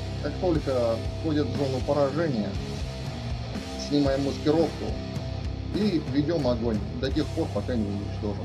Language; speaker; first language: Russian; native; Russian